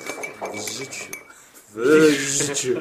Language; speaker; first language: Polish; non-native, fluent; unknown